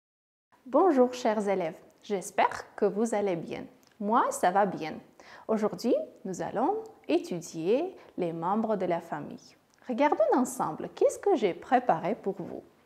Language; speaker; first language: French; non-native, fluent; Armenian